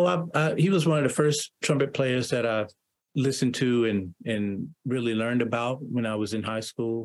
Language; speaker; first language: English; native; English